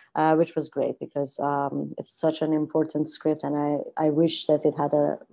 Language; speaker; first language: English; non-native, fluent; Persian